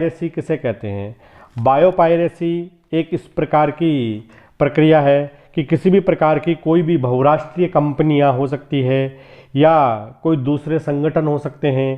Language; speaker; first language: Hindi; native; Hindi